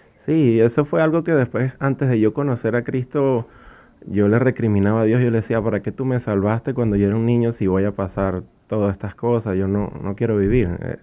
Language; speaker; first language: Spanish; native; Spanish